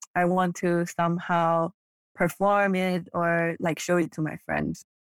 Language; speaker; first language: English; non-native, fluent; Chinese